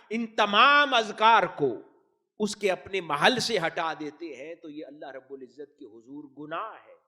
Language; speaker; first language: Urdu; native; Urdu